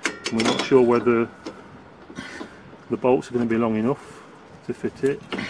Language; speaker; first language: English; native; English